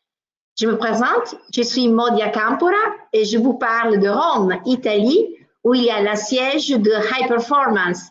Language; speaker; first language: French; non-native, fluent; Italian